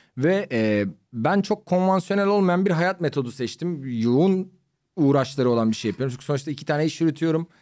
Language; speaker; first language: Turkish; native; Turkish